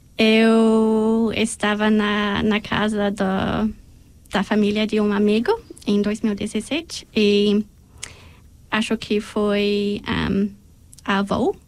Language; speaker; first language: Portuguese; non-native, fluent; English